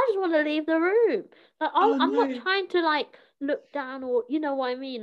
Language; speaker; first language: English; early bilingual, other home language; Cantonese